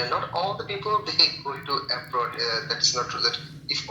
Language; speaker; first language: English; non-native, local second language; Bangla